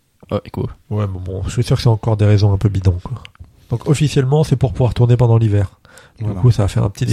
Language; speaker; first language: French; native; French